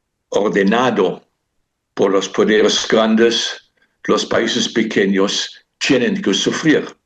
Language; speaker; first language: Spanish; non-native, fluent; German